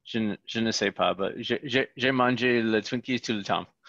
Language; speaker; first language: French; non-native, learner; English